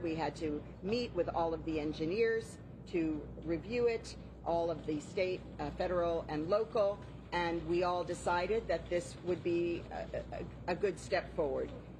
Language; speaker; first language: English; native; English